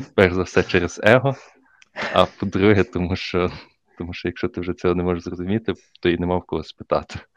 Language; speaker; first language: Ukrainian; native; Ukrainian